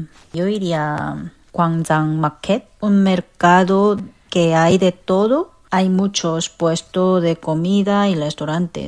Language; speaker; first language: Spanish; non-native, fluent; Korean